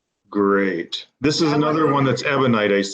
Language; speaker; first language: English; native; English